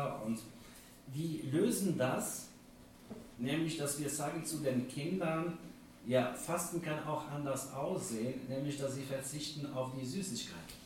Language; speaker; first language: German; non-native, fluent; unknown